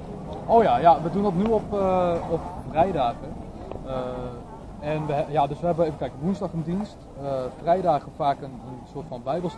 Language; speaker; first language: Dutch; native; Dutch